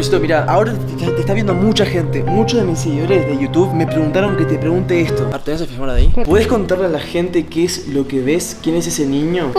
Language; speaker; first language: Spanish; native; Spanish